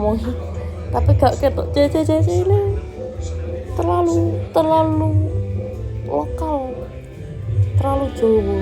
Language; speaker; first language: Indonesian; native; Indonesian